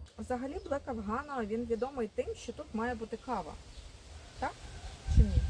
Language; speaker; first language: Ukrainian; native; Ukrainian